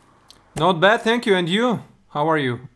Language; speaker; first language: English; non-native, learner; Russian